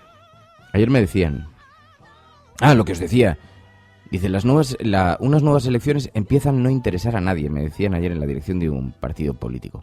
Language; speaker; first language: Spanish; native; Spanish